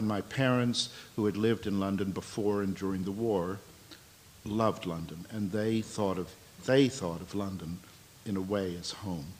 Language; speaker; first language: English; native; English